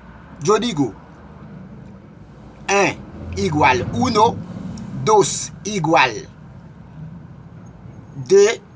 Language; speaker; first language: Spanish; non-native, local second language; Haitian Creole